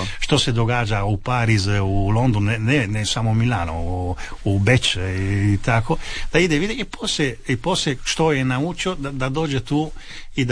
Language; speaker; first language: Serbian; non-native, fluent; Italian